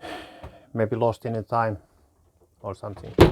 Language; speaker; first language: English; non-native, learner; Finnish